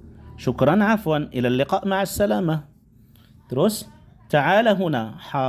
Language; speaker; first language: Arabic; non-native, fluent; Indonesian